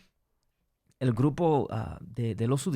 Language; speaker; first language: Spanish; early bilingual, heritage; English